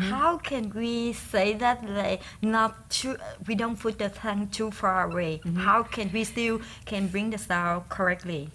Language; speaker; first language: English; non-native, learner; Vietnamese